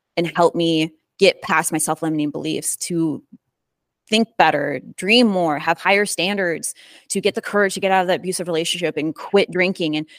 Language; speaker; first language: English; native; English